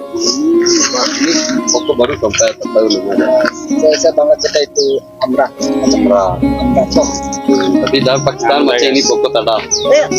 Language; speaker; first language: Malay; non-native, learner; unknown